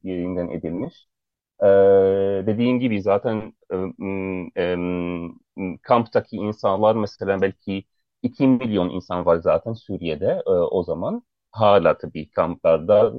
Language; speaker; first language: Turkish; non-native, fluent; Arabic